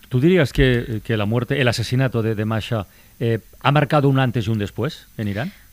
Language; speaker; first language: Spanish; native; Spanish